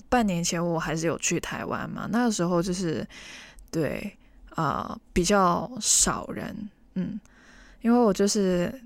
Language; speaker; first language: Chinese; non-native, local second language; Cantonese